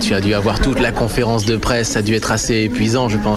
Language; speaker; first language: French; native; French